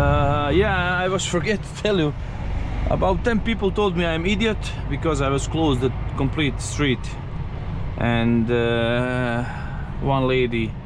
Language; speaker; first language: English; non-native, learner; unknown